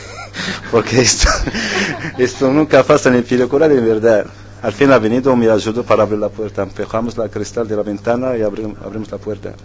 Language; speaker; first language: Spanish; non-native, learner; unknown